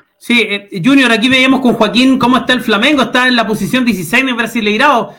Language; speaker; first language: Spanish; native; Spanish